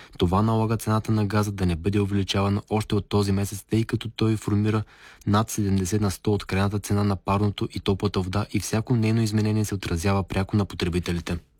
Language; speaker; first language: Bulgarian; native; Bulgarian